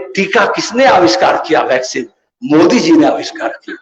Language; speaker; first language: Hindi; non-native, local second language; Bangla